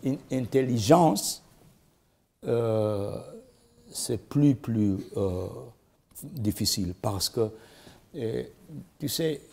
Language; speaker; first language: French; non-native, learner; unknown